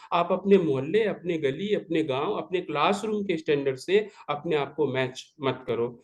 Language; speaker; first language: Hindi; native; Hindi